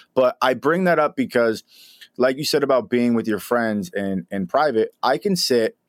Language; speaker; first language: English; native; English